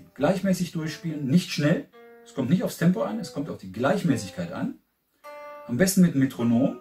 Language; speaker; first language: German; native; German